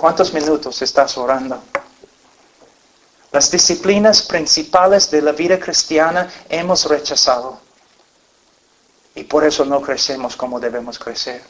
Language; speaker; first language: Spanish; non-native, fluent; English